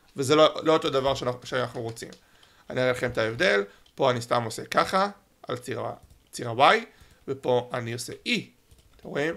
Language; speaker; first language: Hebrew; native; Hebrew